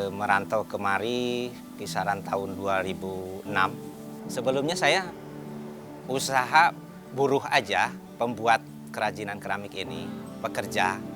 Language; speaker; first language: Indonesian; non-native, local second language; Sundanese